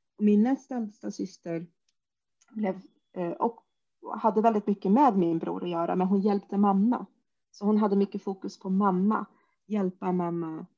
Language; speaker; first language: Swedish; early bilingual, other home language; Arabic